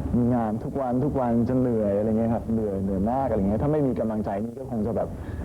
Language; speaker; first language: Thai; early bilingual, heritage; Danish